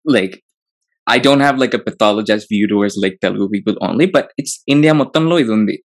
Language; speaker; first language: English; non-native, local second language; Telugu